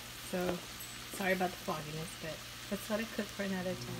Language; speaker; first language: English; early bilingual, other home language; Spanish